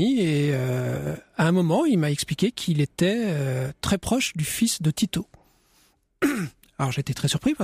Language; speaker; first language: French; native; French